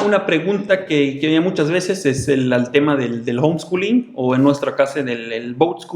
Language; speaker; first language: Spanish; non-native, fluent; German